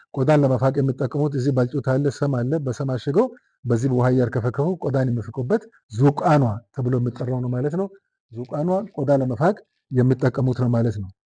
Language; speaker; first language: Amharic; non-native, local second language; Wolaytta